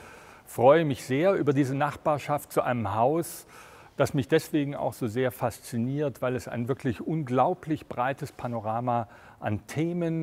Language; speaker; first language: German; native; German